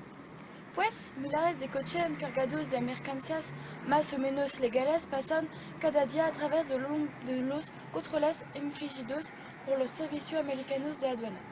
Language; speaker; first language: Spanish; non-native, learner; French